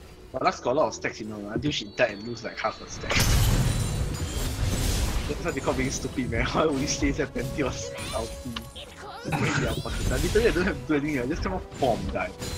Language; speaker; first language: English; non-native, local second language; Chinese